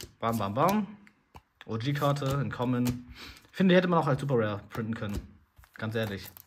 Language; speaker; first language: German; early bilingual, other home language; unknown